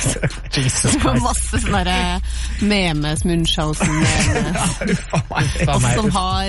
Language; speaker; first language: Norwegian; native; Norwegian